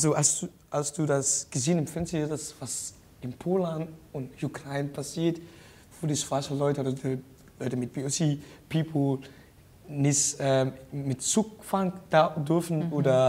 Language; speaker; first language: German; non-native, learner; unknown